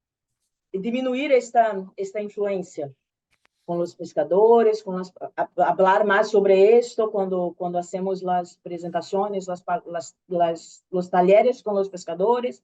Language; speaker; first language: Spanish; non-native, learner; Portuguese